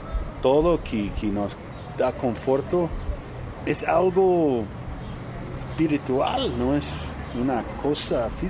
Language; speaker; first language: Spanish; non-native, fluent; Portuguese